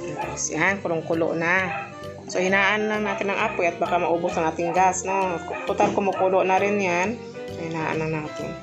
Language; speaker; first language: Filipino; non-native, local second language; Cebuano